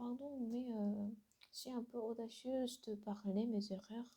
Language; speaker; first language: French; non-native, learner; Korean